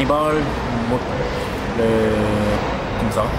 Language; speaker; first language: French; non-native, learner; Japanese